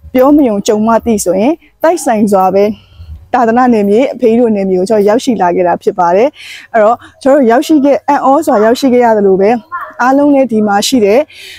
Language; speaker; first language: Burmese; native; Burmese